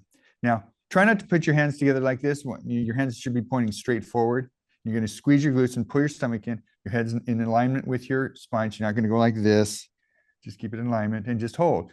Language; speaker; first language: English; native; English